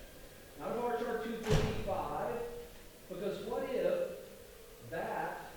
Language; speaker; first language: English; native; English